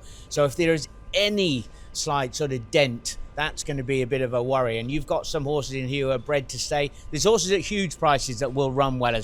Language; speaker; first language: English; native; English